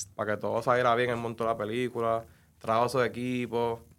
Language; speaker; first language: Spanish; native; Spanish